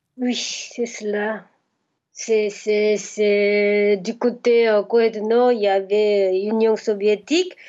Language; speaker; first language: French; non-native, fluent; Korean